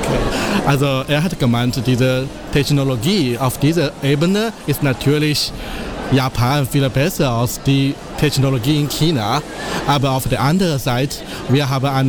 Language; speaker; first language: German; non-native, fluent; Chinese